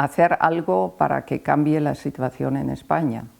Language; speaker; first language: Spanish; non-native, fluent; Dutch